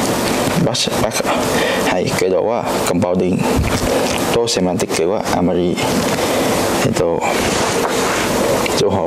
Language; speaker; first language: Japanese; non-native, learner; Vietnamese